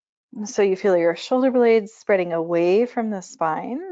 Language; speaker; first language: English; native; English